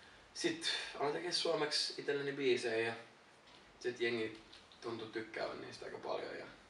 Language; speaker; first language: Finnish; native; Finnish